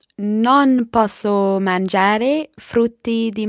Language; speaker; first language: Italian; non-native, learner; English